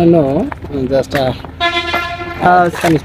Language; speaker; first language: English; non-native, learner; Bangla